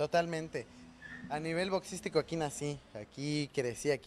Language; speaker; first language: Spanish; native; Spanish